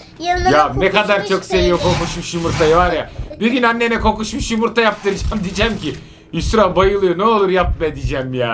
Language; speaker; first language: Turkish; native; Turkish